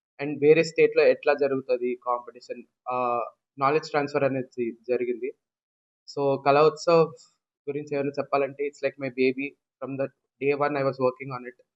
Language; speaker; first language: Telugu; native; Telugu